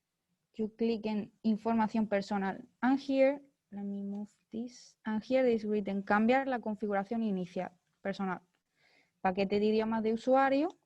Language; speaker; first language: Spanish; native; Spanish